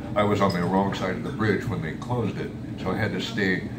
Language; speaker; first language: English; native; English